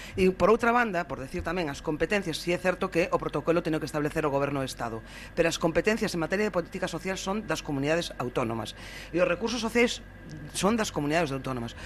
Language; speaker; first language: Galician; native; Galician